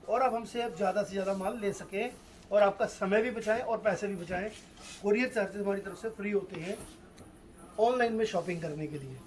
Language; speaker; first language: Hindi; non-native, local second language; Punjabi